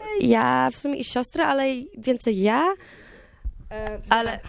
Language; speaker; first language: Polish; non-native, learner; Ukrainian